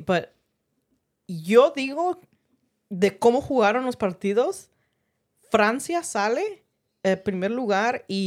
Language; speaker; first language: Spanish; early bilingual, heritage; Spanish